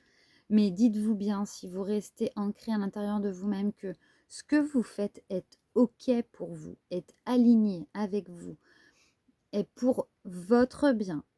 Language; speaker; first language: French; native; French